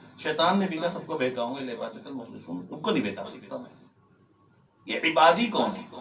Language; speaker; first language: Urdu; native; Urdu